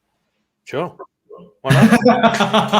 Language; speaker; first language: English; native; English